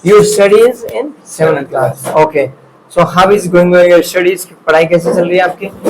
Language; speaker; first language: English; non-native, fluent; Hindi